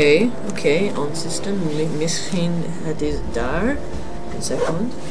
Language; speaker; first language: Dutch; non-native, learner; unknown